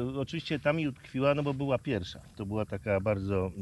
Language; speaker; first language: Polish; native; Polish